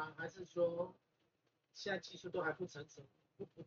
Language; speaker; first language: Chinese; native; Chinese